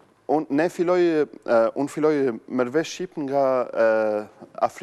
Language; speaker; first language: Albanian; non-native, learner; Arabic